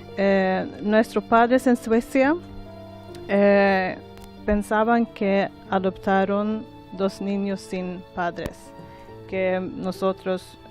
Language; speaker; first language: Spanish; non-native, learner; Swedish